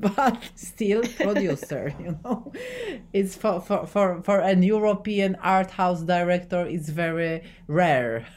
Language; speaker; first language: English; non-native, fluent; Polish